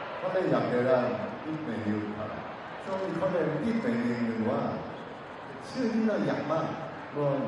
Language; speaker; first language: Thai; non-native, learner; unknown